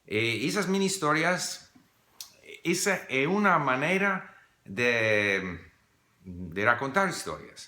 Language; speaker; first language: Portuguese; non-native, fluent; English